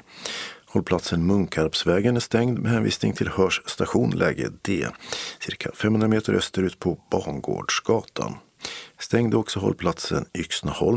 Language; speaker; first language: Swedish; native; Swedish